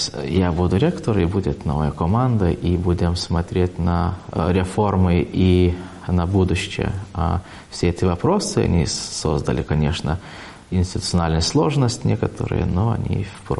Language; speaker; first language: Russian; non-native, fluent; Lithuanian